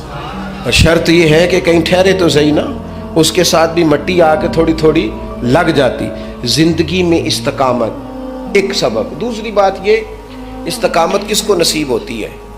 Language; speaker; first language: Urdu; non-native, local second language; Punjabi